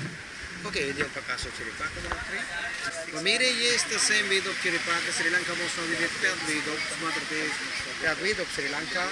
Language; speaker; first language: Russian; non-native, learner; Sinhala